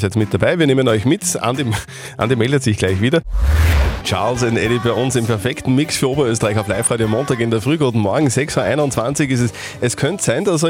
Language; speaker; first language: German; native; German